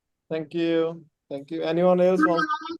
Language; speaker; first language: English; non-native, fluent; Bangla